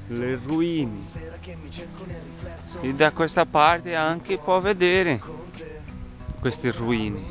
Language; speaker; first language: Italian; non-native, fluent; Portuguese